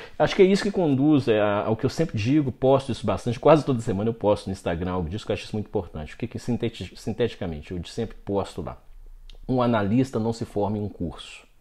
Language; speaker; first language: Portuguese; native; Portuguese